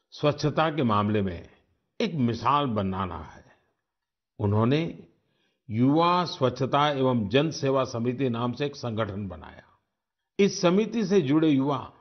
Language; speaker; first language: Hindi; non-native, local second language; Gujarati